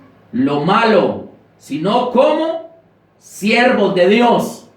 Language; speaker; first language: Spanish; native; Spanish